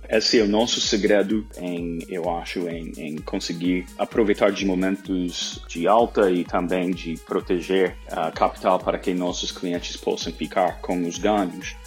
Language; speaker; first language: Portuguese; non-native, fluent; English